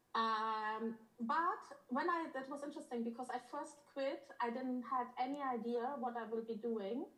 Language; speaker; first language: English; early bilingual, other home language; Polish